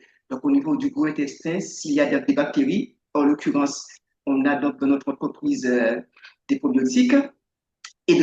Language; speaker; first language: French; native; French